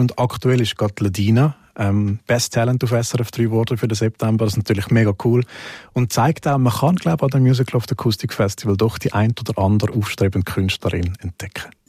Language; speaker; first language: German; native; German